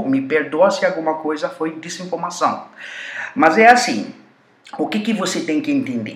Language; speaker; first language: Portuguese; non-native, fluent; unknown